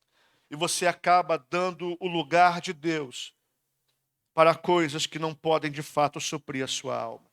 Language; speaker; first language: Portuguese; native; Portuguese